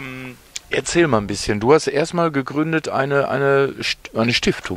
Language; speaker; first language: German; native; German